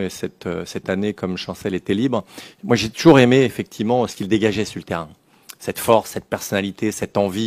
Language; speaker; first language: French; native; French